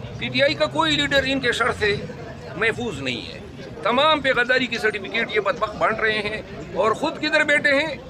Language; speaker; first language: Urdu; non-native, local second language; Pashto